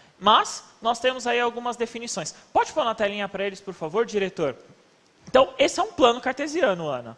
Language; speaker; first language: Portuguese; native; Portuguese